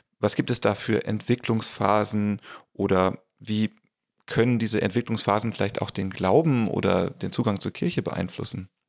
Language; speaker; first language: German; native; German